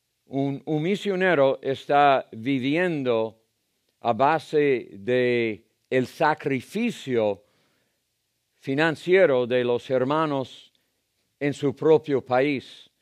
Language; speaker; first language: Spanish; non-native, fluent; English